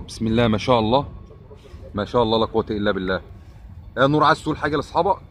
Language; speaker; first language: Arabic; native; Arabic